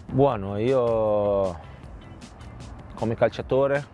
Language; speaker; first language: Italian; non-native, fluent; Portuguese